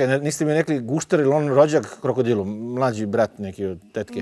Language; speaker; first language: Serbian; native; Serbian